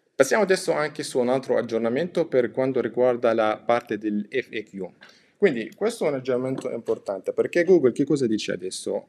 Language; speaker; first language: Italian; non-native, fluent; Arabic